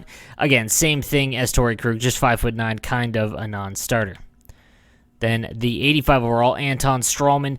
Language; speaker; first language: English; native; English